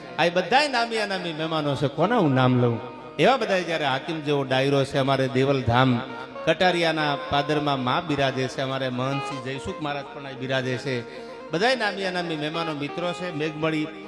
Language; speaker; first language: Gujarati; native; Gujarati